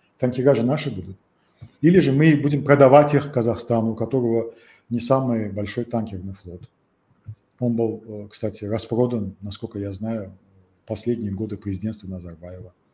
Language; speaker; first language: Russian; non-native, local second language; Azerbaijani